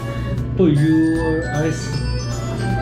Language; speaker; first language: English; non-native, learner; Korean